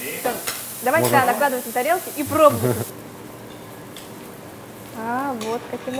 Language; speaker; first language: Russian; native; Russian